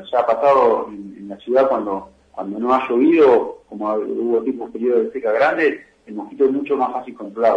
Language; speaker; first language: Spanish; native; Spanish